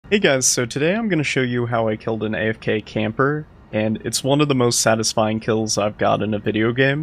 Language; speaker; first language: English; native; English